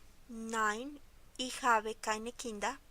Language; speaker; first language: German; non-native, learner; Spanish